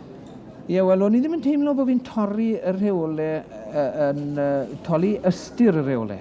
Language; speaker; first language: Welsh; native; Welsh